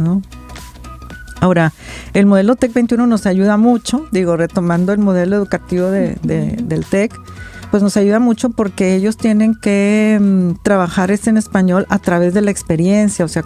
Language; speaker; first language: Spanish; native; Spanish